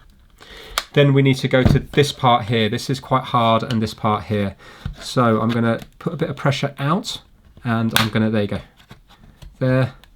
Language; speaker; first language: English; native; English